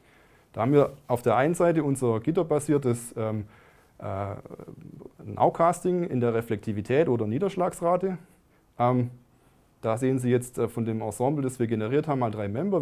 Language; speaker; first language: German; native; German